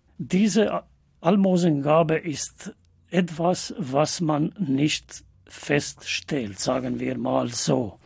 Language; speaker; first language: German; non-native, fluent; Albanian